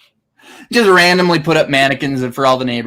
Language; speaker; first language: English; native; English